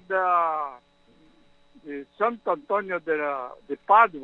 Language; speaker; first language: Italian; early bilingual, heritage; Italian